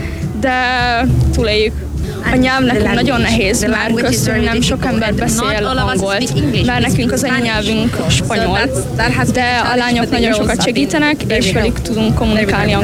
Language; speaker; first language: Hungarian; non-native, fluent; Spanish